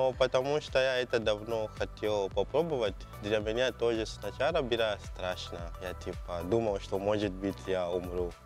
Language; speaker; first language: Russian; non-native, fluent; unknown